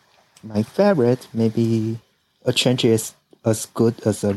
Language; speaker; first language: English; non-native, learner; Chinese